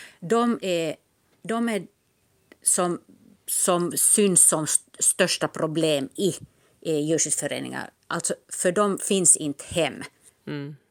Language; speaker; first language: Swedish; non-native, local second language; Finnish